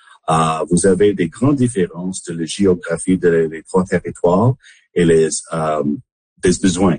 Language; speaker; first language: French; non-native, local second language; English